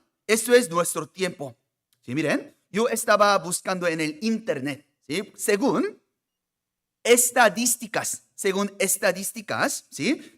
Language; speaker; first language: Spanish; non-native, fluent; Korean